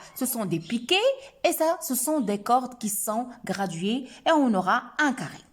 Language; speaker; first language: French; non-native, local second language; Arabic